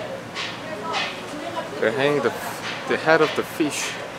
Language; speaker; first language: English; non-native, fluent; Korean